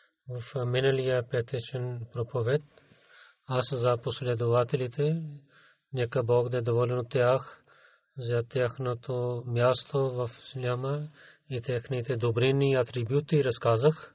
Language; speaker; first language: Bulgarian; non-native, learner; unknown